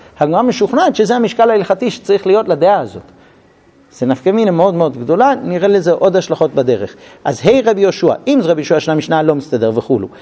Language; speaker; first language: Hebrew; non-native, fluent; English